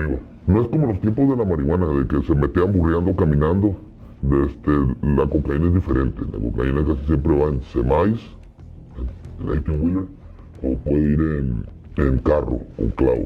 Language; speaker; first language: Spanish; native; Spanish